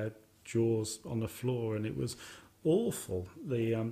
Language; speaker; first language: English; native; English